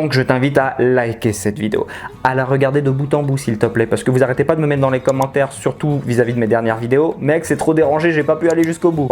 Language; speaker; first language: French; native; French